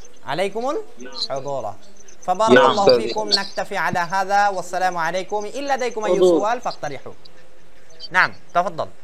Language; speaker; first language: Arabic; non-native, fluent; Bangla